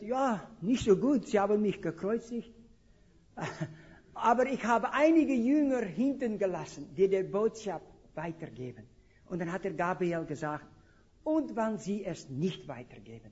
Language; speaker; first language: German; non-native, fluent; Dutch